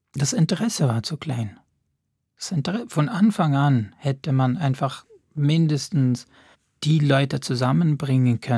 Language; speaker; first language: German; non-native, fluent; Arabic